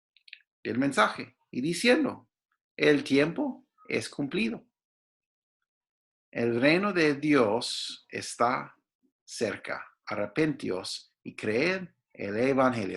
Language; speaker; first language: Spanish; non-native, fluent; English